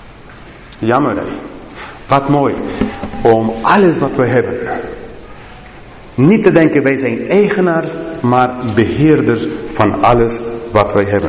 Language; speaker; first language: Dutch; non-native, fluent; English